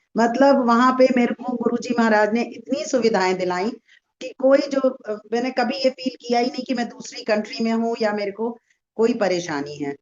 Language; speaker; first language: Hindi; native; Hindi